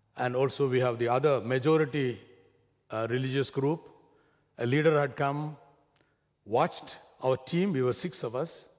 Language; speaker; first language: English; non-native, local second language; Malayalam